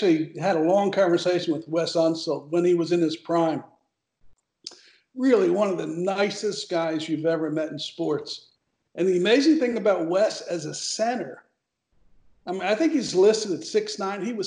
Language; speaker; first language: English; native; English